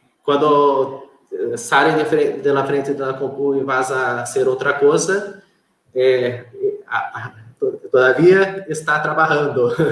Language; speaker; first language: Spanish; non-native, fluent; Portuguese